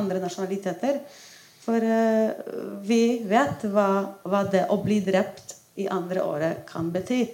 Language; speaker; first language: Norwegian; non-native, fluent; Polish